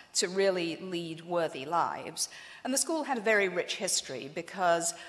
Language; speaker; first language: English; native; English